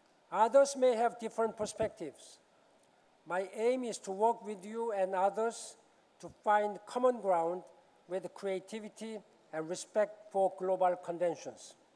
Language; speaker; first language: English; non-native, fluent; Korean